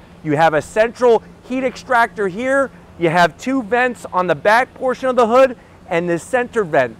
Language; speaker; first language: English; native; English